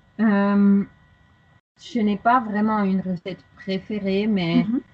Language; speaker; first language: French; non-native, fluent; German